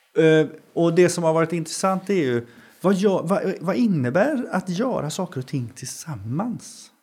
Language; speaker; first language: Swedish; native; Swedish